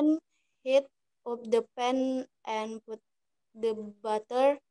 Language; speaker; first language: English; non-native, learner; Indonesian